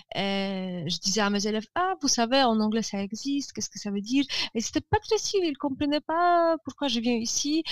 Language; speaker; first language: French; non-native, fluent; Polish